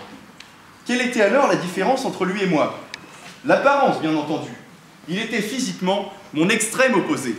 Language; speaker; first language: French; native; French